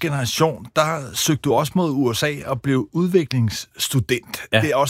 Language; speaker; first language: Danish; native; Danish